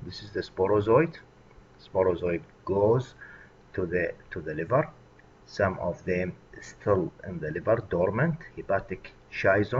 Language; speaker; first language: English; non-native, fluent; Arabic